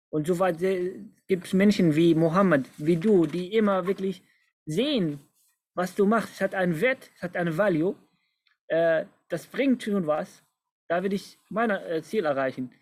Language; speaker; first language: German; non-native, fluent; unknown